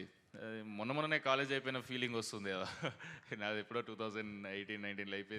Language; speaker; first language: Telugu; native; Telugu